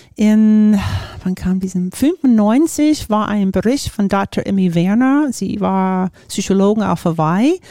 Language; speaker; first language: German; non-native, fluent; English